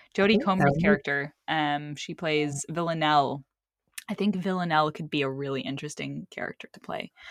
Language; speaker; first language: English; early bilingual, other home language; Arabic